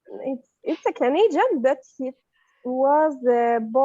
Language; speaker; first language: English; non-native, learner; French